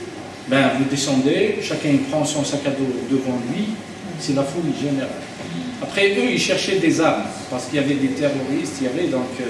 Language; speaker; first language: French; native; French